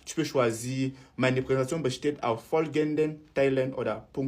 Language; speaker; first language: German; non-native, fluent; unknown